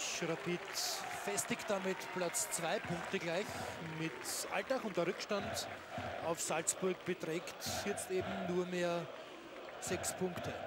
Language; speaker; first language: German; native; German